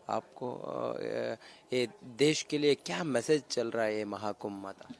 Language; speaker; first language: Hindi; non-native, local second language; Kannada